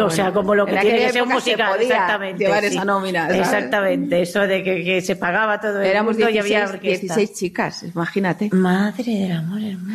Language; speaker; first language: Spanish; native; Spanish